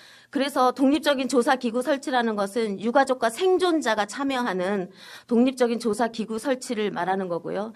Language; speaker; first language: Korean; native; Korean